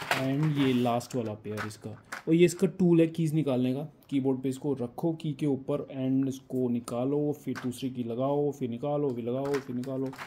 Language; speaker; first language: Hindi; non-native, local second language; Punjabi